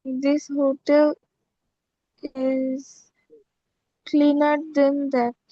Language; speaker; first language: English; non-native, learner; Bangla